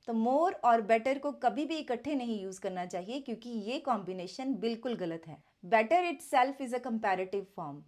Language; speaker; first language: Hindi; native; Hindi